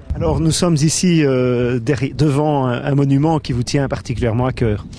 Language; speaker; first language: French; native; French